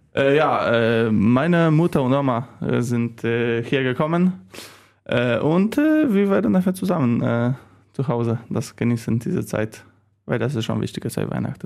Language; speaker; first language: German; non-native, learner; Polish